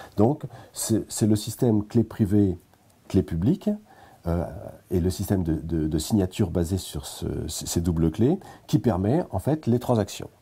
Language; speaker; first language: French; native; French